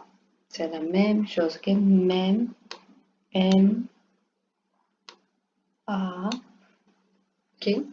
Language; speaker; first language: French; non-native, learner; Portuguese